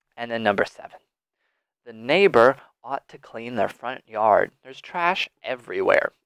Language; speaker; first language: English; native; English